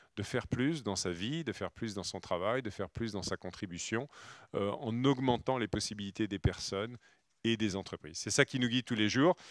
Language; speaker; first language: French; native; French